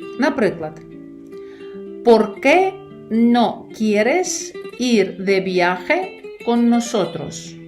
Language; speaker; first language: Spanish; non-native, fluent; Ukrainian